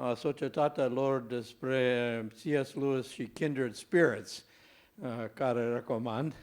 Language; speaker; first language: Romanian; non-native, learner; English